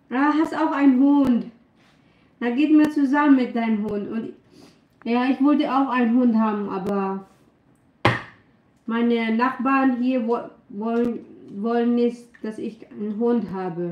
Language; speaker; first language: German; non-native, learner; Filipino